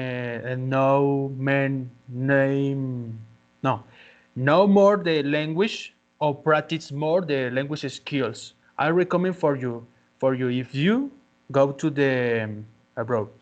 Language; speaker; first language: English; non-native, learner; Spanish